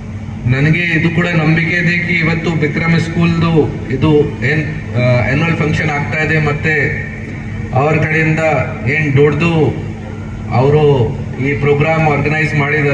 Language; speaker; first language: Kannada; non-native, learner; Hindi